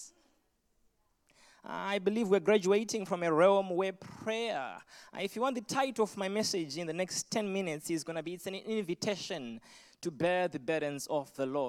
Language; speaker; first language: English; non-native, local second language; Shona